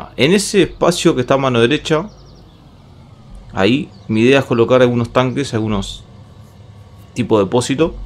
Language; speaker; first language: Spanish; native; Spanish